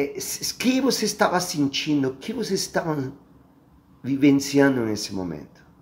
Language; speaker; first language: Portuguese; non-native, fluent; Spanish